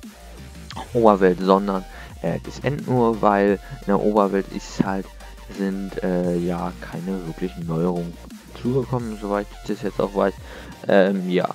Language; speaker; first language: German; native; German